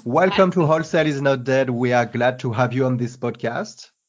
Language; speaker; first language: English; non-native, fluent; French